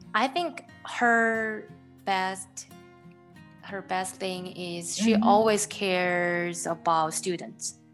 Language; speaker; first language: English; non-native, fluent; Korean